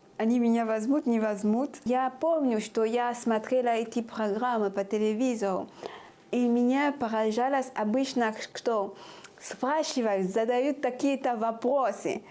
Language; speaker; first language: Russian; non-native, fluent; French